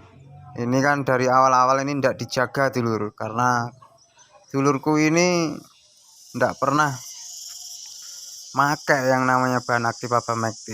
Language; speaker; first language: Indonesian; non-native, local second language; Javanese